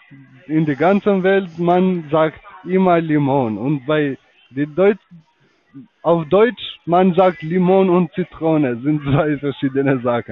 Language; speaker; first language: German; non-native, learner; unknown